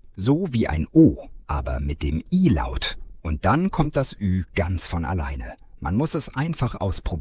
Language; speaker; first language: German; non-native, fluent; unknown